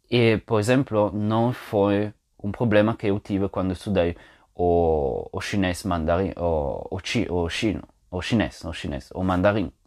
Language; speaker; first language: Portuguese; non-native, fluent; Italian